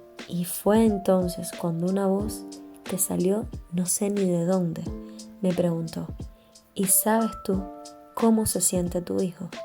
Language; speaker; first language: Spanish; native; Spanish